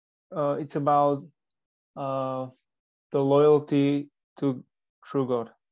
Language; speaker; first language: English; non-native, fluent; Slovak